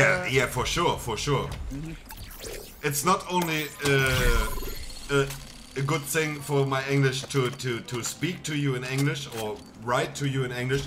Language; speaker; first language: English; non-native, fluent; German